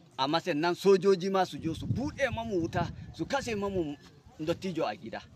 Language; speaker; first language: Hausa; non-native, local second language; Fula